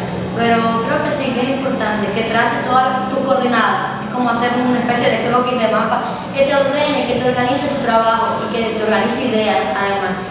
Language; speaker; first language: Spanish; native; Spanish